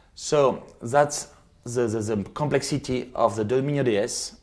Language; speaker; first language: English; non-native, fluent; French